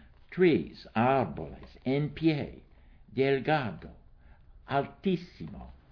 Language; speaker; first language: Spanish; non-native, fluent; English